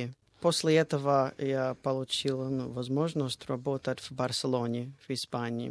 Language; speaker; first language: Russian; non-native, fluent; English